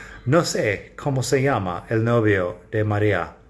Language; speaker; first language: Spanish; non-native, fluent; English